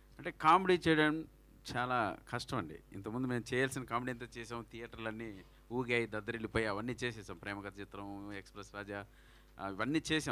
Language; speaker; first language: Telugu; native; Telugu